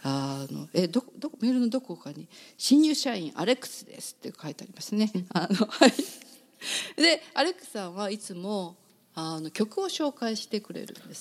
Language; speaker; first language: Japanese; native; Japanese